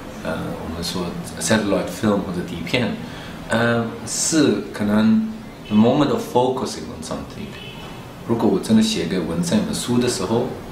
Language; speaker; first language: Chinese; early bilingual, heritage; German